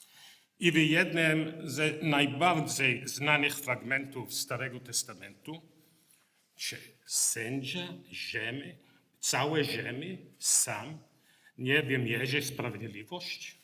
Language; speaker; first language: Polish; non-native, learner; English